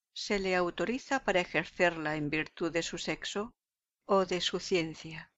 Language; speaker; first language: Spanish; native; Spanish